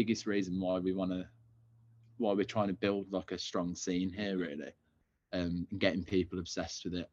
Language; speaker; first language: English; native; English